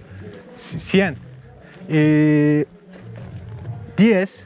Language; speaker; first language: Spanish; non-native, learner; Turkish